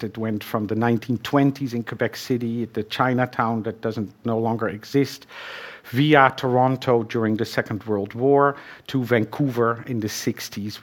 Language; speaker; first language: English; non-native, fluent; Dutch